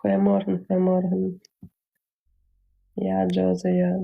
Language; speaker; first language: Dutch; non-native, learner; Russian